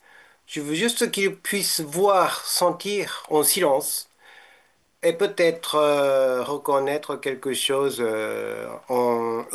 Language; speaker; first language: French; non-native, fluent; Japanese